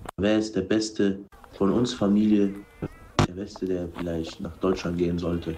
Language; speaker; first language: German; non-native, fluent; Arabic